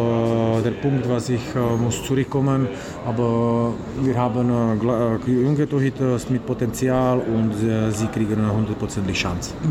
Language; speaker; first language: German; non-native, learner; Czech